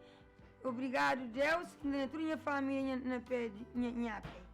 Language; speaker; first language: Portuguese; non-native, learner; Kabuverdianu